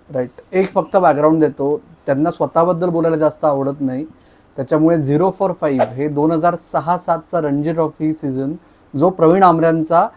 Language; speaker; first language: Marathi; native; Marathi